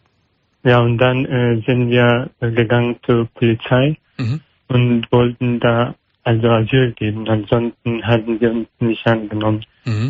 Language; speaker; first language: German; non-native, learner; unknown